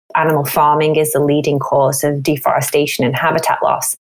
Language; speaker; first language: English; native; English